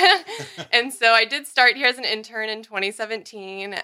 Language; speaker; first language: English; native; English